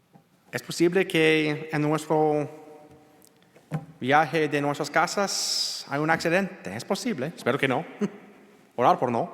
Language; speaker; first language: Spanish; non-native, learner; English